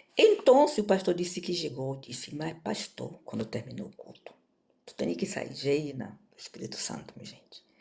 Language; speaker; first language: Portuguese; native; Portuguese